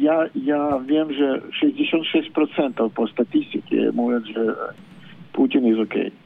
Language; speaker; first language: Polish; non-native, learner; Ukrainian